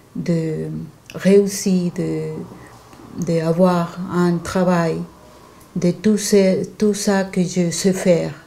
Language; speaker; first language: French; non-native, learner; Spanish